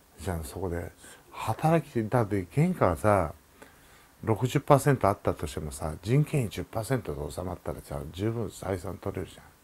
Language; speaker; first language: Japanese; native; Japanese